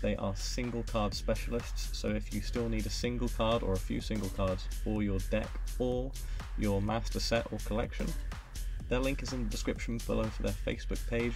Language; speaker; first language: English; native; English